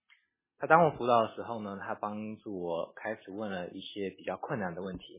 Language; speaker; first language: Chinese; early bilingual, heritage; English